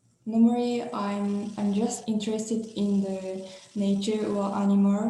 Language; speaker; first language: English; non-native, learner; Japanese